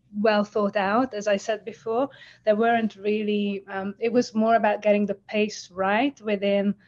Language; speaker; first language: English; non-native, fluent; Hungarian